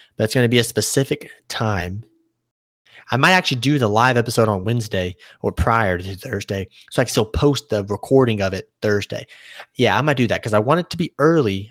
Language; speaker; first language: English; native; English